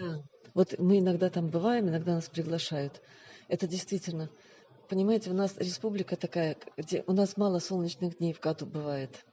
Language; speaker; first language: Russian; native; Russian